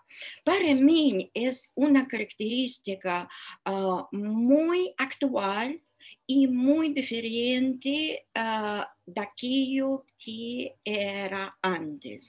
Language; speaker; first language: Spanish; non-native, fluent; Russian